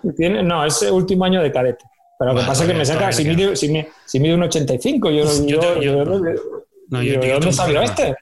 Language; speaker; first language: Spanish; native; Spanish